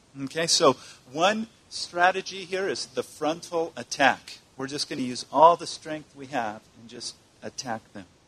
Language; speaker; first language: English; native; English